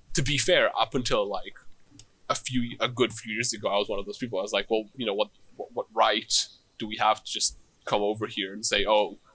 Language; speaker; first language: English; non-native, fluent; Hebrew